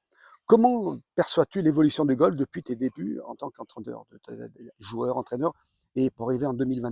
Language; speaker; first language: French; native; French